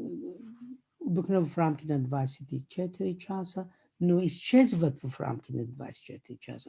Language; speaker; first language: Bulgarian; non-native, fluent; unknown